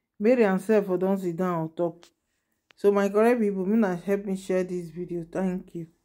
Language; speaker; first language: Nigerian Pidgin; non-native, local second language; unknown